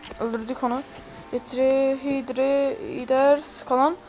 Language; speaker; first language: Turkish; native; Turkish